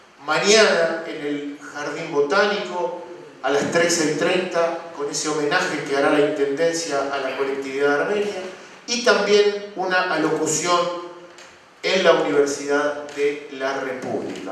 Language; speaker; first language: Spanish; native; Spanish